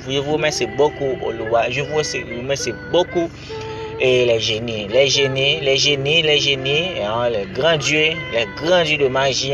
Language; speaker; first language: French; non-native, learner; Haitian Creole